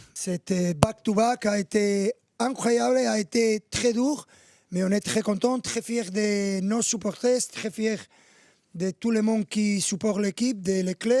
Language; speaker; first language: French; non-native, fluent; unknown